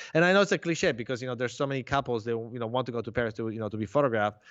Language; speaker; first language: English; non-native, fluent; Polish